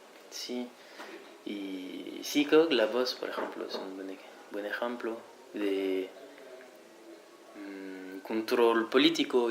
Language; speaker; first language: Spanish; non-native, fluent; French